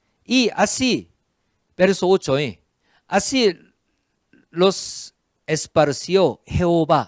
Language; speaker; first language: Spanish; non-native, fluent; Korean